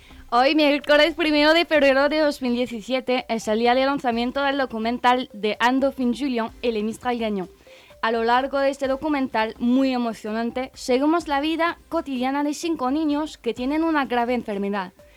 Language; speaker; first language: Spanish; non-native, fluent; French